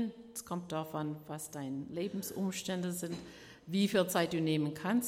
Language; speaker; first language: German; non-native, fluent; English